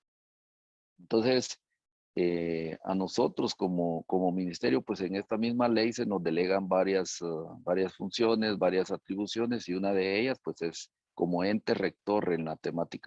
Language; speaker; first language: Spanish; native; Spanish